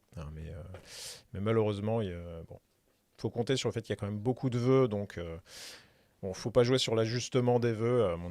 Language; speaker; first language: French; native; French